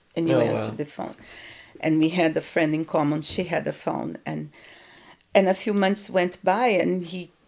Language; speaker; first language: English; non-native, fluent; Portuguese